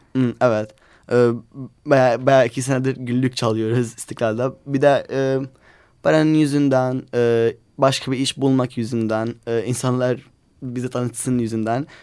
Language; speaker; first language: Turkish; non-native, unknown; Arabic